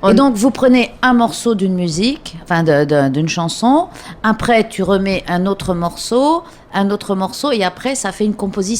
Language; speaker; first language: French; native; French